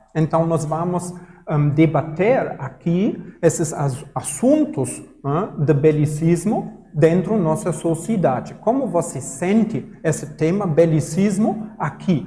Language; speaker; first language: Portuguese; non-native, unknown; German